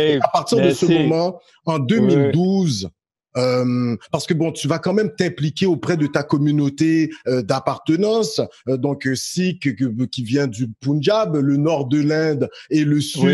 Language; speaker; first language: French; native; French